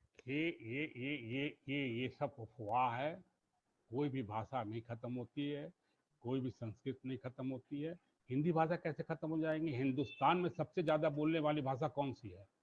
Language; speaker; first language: Hindi; native; Hindi